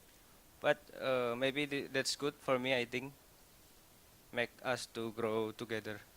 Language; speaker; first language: English; non-native, learner; Indonesian